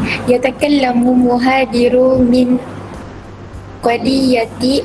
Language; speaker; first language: Arabic; non-native, learner; Malay